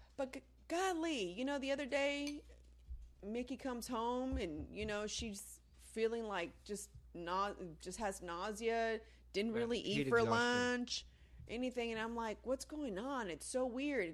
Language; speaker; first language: English; early bilingual, other home language; Spanish